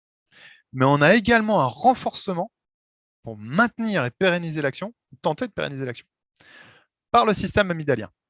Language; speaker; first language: French; native; French